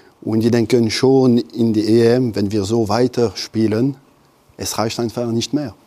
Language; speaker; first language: German; non-native, local second language; French